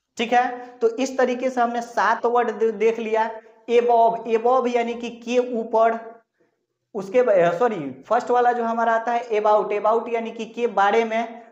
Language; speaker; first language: Hindi; native; Hindi